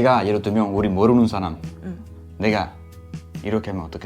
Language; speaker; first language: Korean; non-native, fluent; Spanish